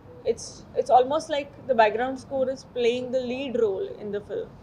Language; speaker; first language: Telugu; non-native, learner; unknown